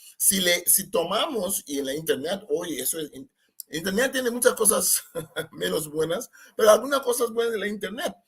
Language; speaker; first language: Spanish; non-native, fluent; Papiamento